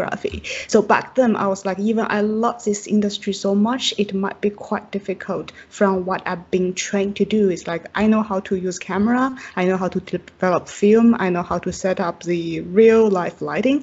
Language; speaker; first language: English; non-native, fluent; Chinese